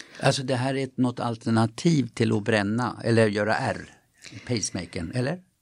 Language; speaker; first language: Swedish; non-native, fluent; German